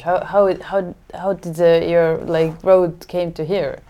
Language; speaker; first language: English; non-native, fluent; Estonian